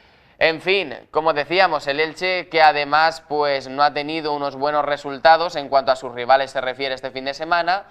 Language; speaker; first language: Spanish; native; Spanish